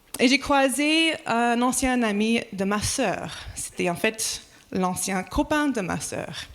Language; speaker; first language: French; non-native, fluent; English